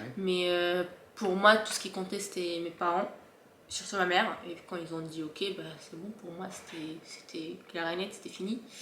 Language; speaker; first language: French; early bilingual, other home language; Arabic